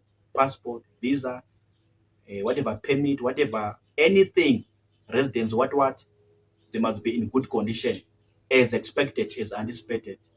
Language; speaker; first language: English; non-native, local second language; Shona